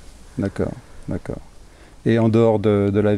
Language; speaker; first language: French; native; French